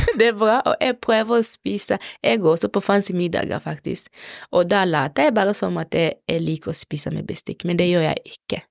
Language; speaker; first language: Norwegian; non-native, fluent; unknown